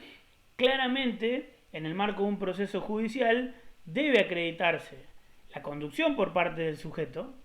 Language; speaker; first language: Spanish; native; Spanish